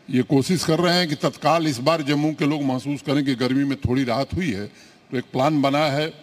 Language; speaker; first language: Hindi; native; Hindi